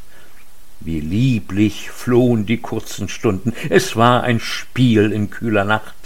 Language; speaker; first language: German; native; German